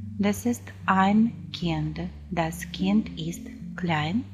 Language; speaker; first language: German; non-native, fluent; Ukrainian